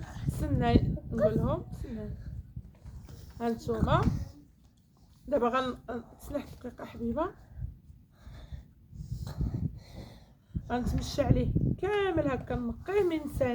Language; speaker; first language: Arabic; native; Arabic